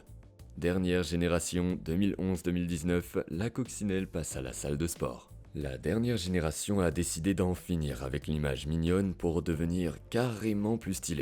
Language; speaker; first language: French; native; French